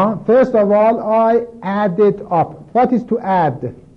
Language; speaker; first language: English; non-native, fluent; Persian